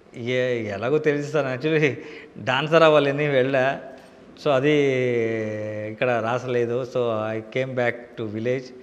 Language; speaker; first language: Telugu; non-native, local second language; Kannada